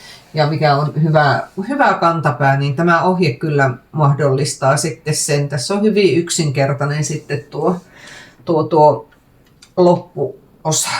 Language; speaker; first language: Finnish; native; Finnish